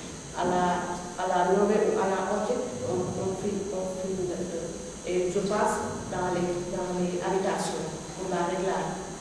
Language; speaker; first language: French; non-native, learner; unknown